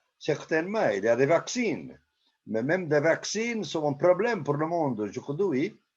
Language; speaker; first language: French; non-native, fluent; Portuguese